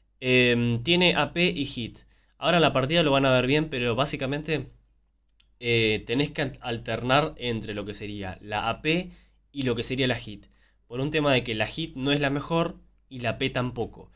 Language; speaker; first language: Spanish; native; Spanish